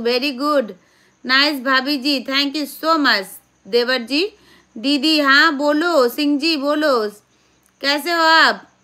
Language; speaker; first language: Hindi; non-native, local second language; Bangla